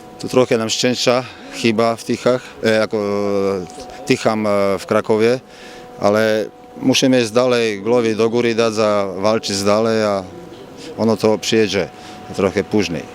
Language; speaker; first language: Polish; non-native, learner; Slovak